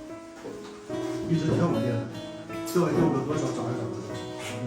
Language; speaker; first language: Chinese; native; Chinese